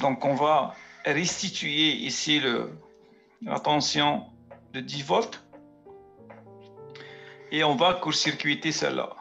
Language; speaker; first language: French; native; French